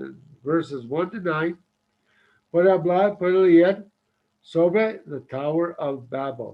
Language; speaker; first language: Spanish; non-native, learner; English